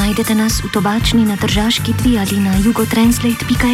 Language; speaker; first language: Slovenian; native; Slovenian